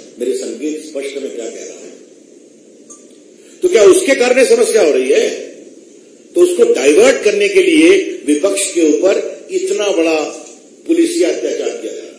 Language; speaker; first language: Hindi; native; Hindi